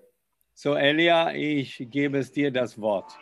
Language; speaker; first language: German; non-native, fluent; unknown